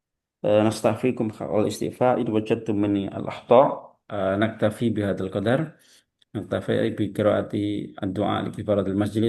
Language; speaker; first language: Arabic; non-native, fluent; Indonesian